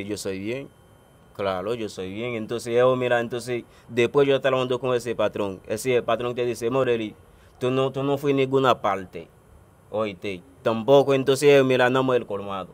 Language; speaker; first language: Spanish; non-native, learner; Haitian Creole